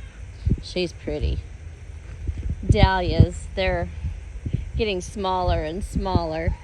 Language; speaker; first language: English; native; English